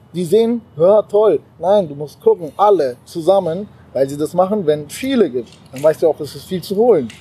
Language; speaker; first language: German; early bilingual, other home language; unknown